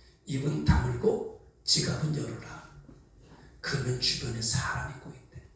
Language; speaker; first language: Korean; native; Korean